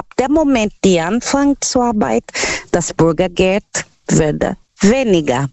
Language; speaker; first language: German; non-native, learner; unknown